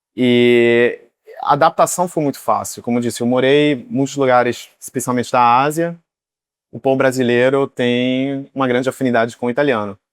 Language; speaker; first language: Portuguese; non-native, fluent; Italian